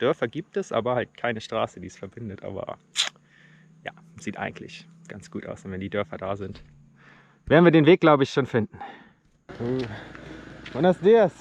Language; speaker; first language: German; native; German